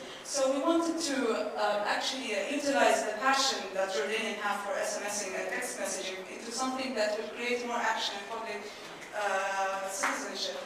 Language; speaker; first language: English; non-native, fluent; Arabic